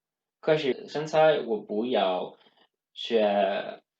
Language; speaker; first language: Chinese; non-native, learner; Swedish